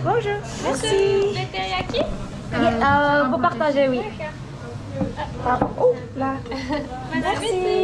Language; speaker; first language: French; non-native, learner; Korean